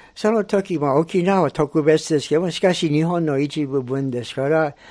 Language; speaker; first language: Japanese; non-native, fluent; English